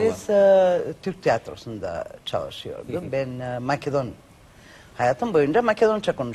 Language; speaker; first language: Turkish; non-native, learner; Macedonian